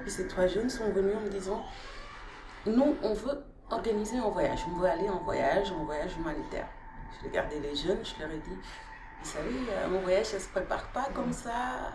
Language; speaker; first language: French; non-native, local second language; Wolof